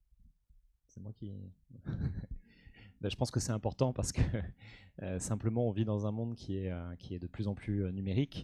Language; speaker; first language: French; native; French